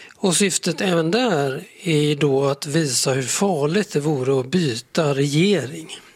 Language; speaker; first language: Swedish; native; Swedish